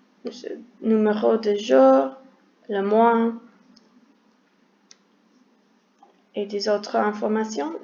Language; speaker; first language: French; non-native, learner; English